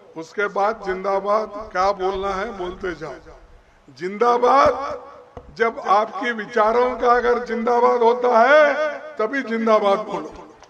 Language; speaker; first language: Hindi; non-native, local second language; Kannada